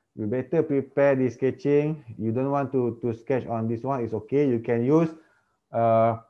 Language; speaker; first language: English; non-native, local second language; Malay